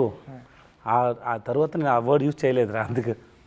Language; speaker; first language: Telugu; non-native, learner; Tamil